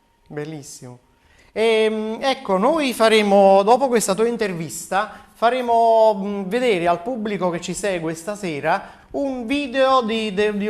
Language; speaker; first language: Italian; native; Italian